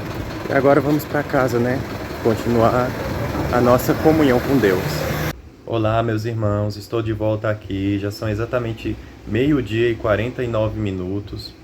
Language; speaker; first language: Portuguese; native; Portuguese